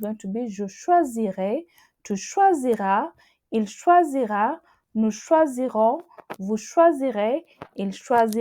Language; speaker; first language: French; non-native, fluent; English